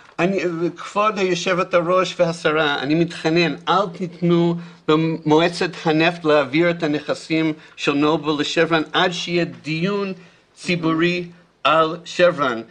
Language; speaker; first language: Hebrew; non-native, fluent; English